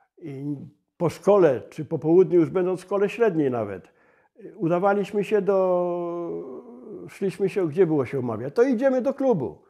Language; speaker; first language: Polish; native; Polish